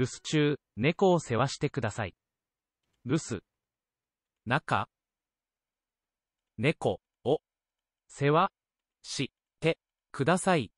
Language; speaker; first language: Japanese; non-native, learner; English